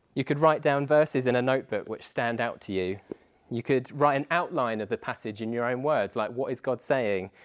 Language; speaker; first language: English; native; English